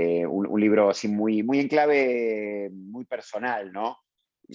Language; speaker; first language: Spanish; native; Spanish